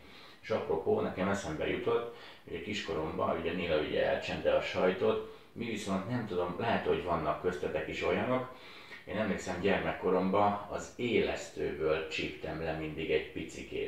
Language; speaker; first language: Hungarian; native; Hungarian